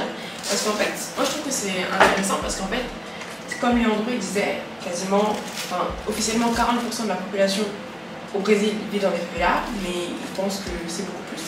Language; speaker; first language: French; native; French